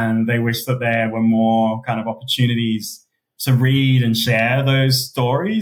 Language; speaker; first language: English; native; English